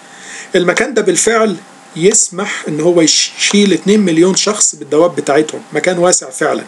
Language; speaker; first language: Arabic; native; Arabic